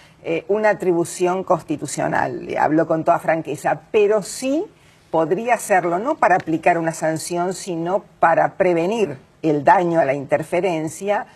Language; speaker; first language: Spanish; native; Spanish